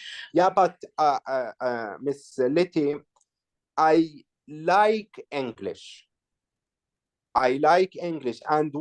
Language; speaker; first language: English; non-native, learner; Arabic